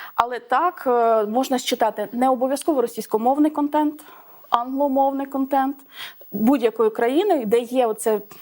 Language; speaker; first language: Ukrainian; non-native, local second language; Russian